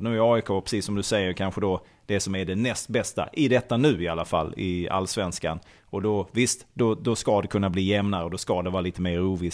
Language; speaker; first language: Swedish; native; Swedish